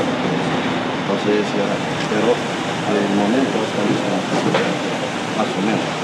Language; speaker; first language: Spanish; non-native, fluent; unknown